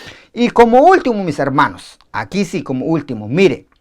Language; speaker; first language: Spanish; native; Spanish